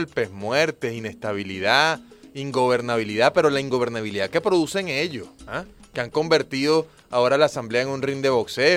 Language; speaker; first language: Spanish; native; Spanish